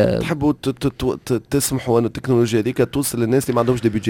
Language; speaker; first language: Arabic; native; Arabic